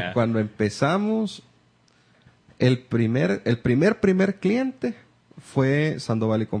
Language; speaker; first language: Spanish; native; Spanish